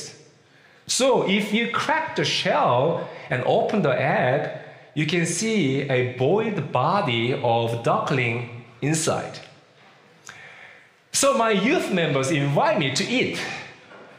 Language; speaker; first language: English; non-native, fluent; Korean